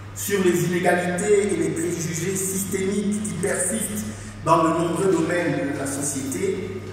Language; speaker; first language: French; native; French